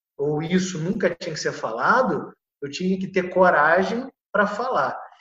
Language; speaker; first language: Portuguese; native; Portuguese